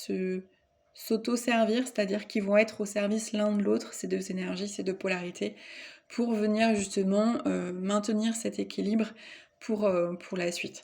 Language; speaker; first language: French; native; French